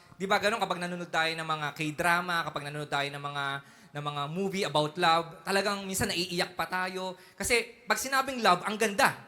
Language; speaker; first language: Filipino; native; Filipino